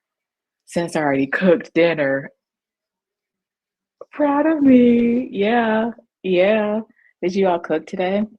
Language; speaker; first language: English; native; English